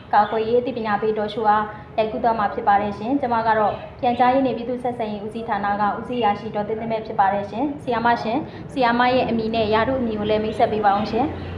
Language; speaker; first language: Burmese; native; Burmese